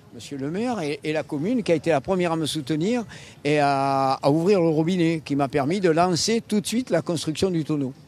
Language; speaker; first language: French; native; French